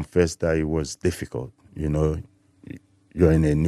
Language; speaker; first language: English; non-native, local second language; Igbo